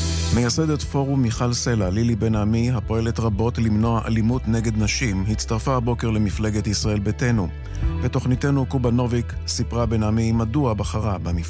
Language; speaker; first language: Hebrew; native; Hebrew